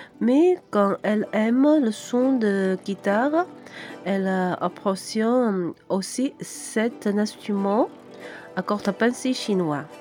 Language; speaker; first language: French; non-native, fluent; Chinese